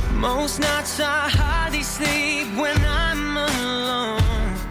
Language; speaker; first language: English; non-native, fluent; Chinese